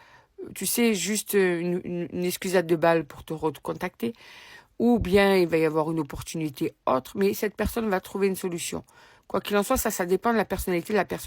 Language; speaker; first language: French; native; French